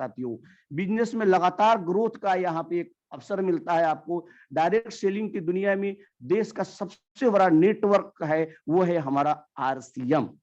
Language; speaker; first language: Hindi; native; Hindi